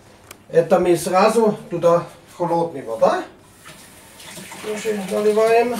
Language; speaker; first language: Russian; non-native, learner; German